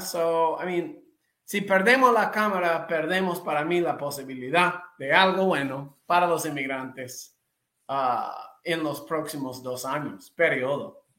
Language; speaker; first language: Spanish; non-native, fluent; English